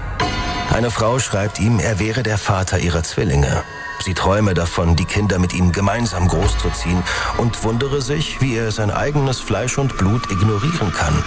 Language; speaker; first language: German; native; German